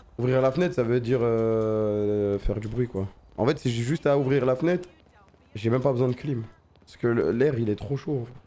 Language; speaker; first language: French; native; French